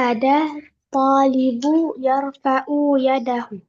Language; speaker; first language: Arabic; non-native, learner; Indonesian